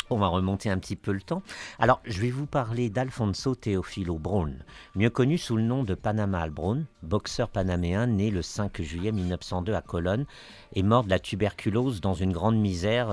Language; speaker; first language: French; native; French